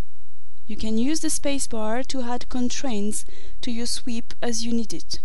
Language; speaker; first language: English; non-native, fluent; French